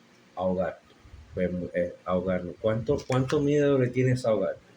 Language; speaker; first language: Spanish; native; Spanish